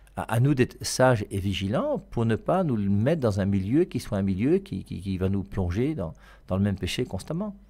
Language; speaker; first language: French; native; French